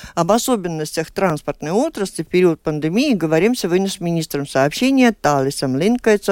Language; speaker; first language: Russian; native; Russian